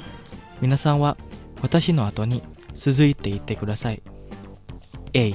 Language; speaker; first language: Japanese; non-native, fluent; Indonesian